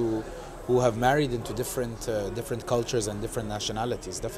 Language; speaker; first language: English; non-native, local second language; Arabic